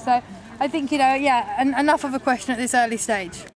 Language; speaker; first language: English; native; English